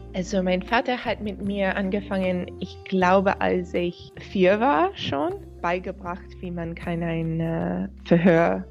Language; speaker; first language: German; non-native, fluent; English